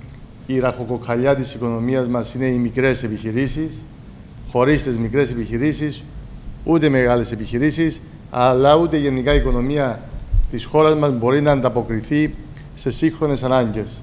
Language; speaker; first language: Greek; native; Greek